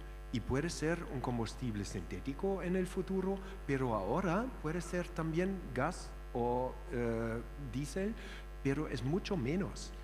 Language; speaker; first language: Spanish; non-native, fluent; German